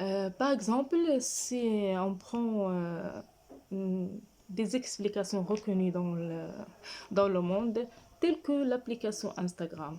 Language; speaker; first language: French; non-native, fluent; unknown